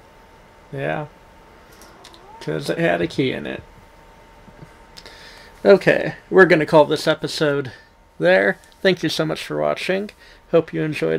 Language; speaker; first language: English; native; English